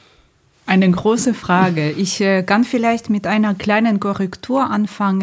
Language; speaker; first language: German; non-native, fluent; Ukrainian